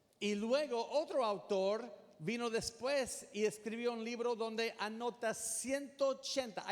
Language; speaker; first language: Spanish; non-native, fluent; English